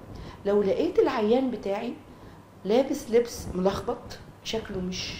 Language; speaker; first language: Arabic; native; Arabic